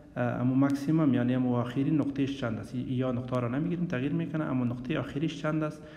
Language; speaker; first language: Persian; native; Persian